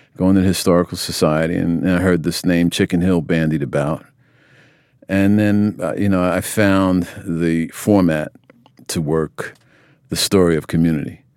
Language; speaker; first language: English; native; English